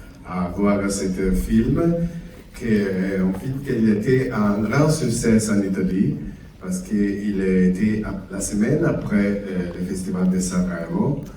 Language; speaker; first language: French; non-native, learner; Italian